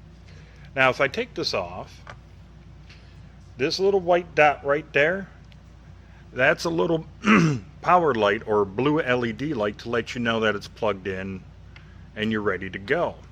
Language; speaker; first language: English; native; English